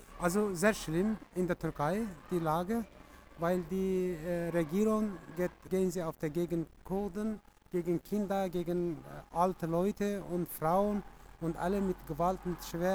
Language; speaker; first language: German; non-native, learner; Kurdish